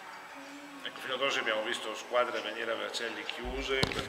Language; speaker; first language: Italian; native; Italian